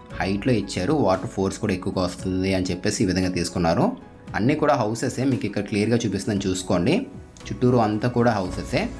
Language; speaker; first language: Telugu; native; Telugu